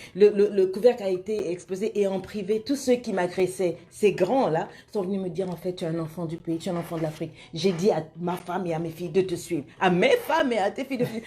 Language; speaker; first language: French; native; French